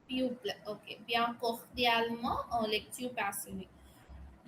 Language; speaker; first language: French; non-native, fluent; Tamil